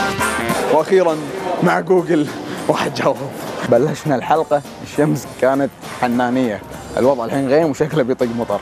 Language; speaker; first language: Arabic; native; Arabic